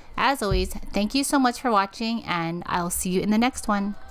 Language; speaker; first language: English; native; English